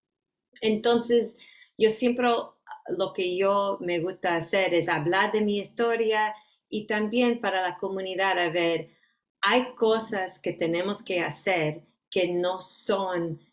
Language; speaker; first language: Spanish; early bilingual, heritage; Spanish